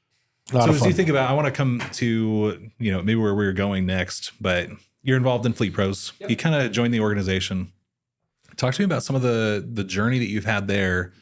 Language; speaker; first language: English; native; English